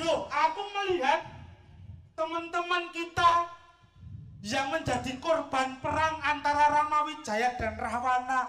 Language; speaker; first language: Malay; non-native, local second language; Javanese